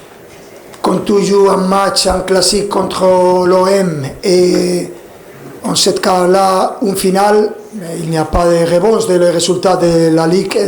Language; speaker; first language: French; non-native, fluent; Spanish